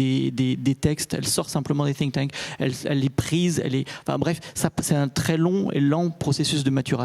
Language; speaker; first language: French; native; French